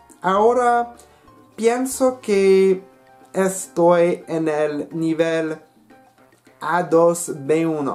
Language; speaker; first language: Spanish; non-native, learner; English